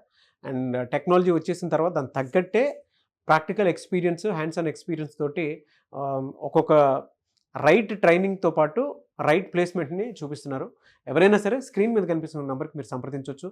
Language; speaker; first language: Telugu; native; Telugu